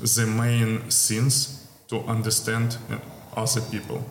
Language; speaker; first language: English; non-native, learner; Ukrainian